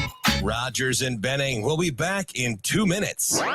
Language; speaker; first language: English; native; English